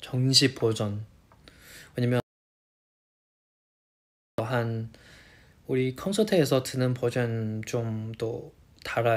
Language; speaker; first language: Korean; non-native, fluent; Chinese